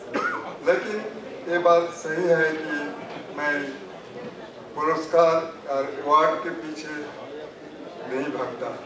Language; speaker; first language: Hindi; non-native, local second language; Odia